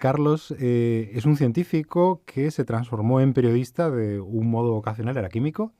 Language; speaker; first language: Spanish; native; Spanish